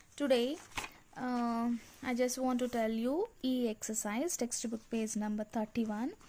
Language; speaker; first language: English; non-native, local second language; Telugu